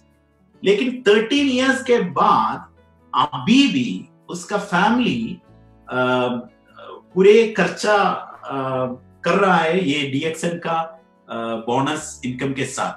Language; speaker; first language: Hindi; non-native, local second language; Malayalam